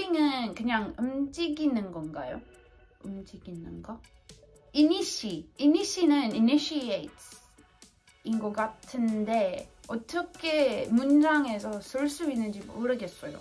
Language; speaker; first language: Korean; non-native, fluent; English